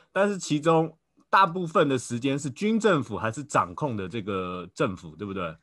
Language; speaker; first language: Chinese; native; Chinese